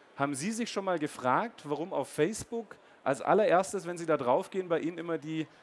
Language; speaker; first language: German; native; German